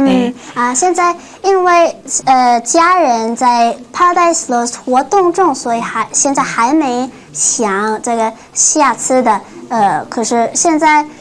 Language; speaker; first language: Chinese; non-native, learner; Korean